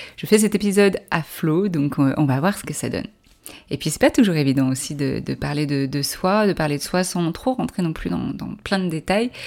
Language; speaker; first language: French; native; French